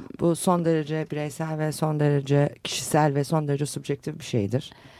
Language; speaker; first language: Turkish; native; Turkish